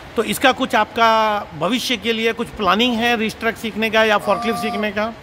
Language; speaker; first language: Hindi; native; Hindi